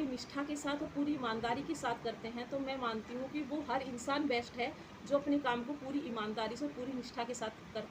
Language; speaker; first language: Hindi; native; Hindi